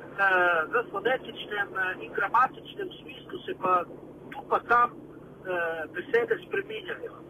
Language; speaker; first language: Slovenian; non-native, local second language; Romany